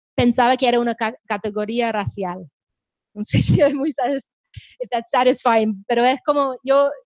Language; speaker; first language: Spanish; non-native, fluent; English